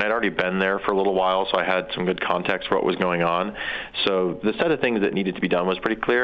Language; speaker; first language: English; native; English